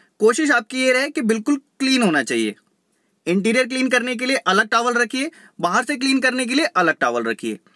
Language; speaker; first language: Hindi; native; Hindi